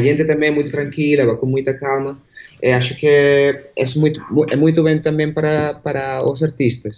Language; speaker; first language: Portuguese; non-native, learner; Spanish